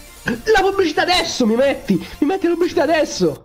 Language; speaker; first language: Italian; native; Italian